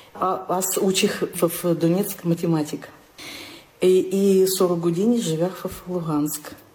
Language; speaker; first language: Bulgarian; early bilingual, heritage; Bulgarian